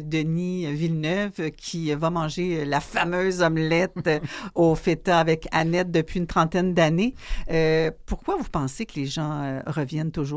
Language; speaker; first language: French; native; French